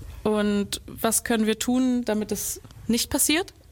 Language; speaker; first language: German; native; German